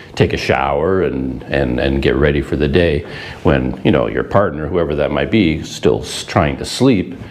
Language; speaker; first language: English; native; English